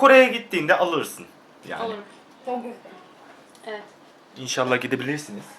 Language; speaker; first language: Turkish; non-native, fluent; Korean